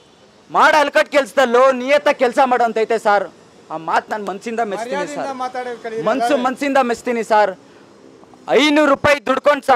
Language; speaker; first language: Kannada; native; Kannada